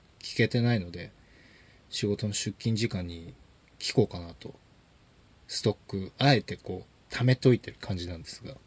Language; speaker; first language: Japanese; native; Japanese